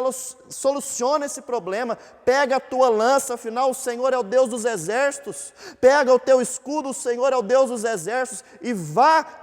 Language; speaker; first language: Portuguese; native; Portuguese